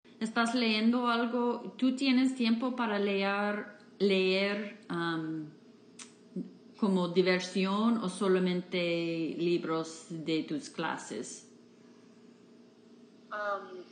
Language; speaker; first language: Spanish; non-native, fluent; English